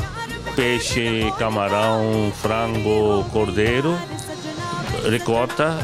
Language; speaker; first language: Portuguese; non-native, fluent; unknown